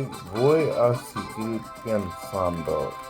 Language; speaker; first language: Spanish; non-native, learner; English